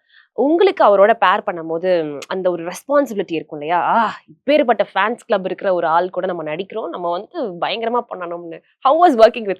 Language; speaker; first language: Tamil; native; Tamil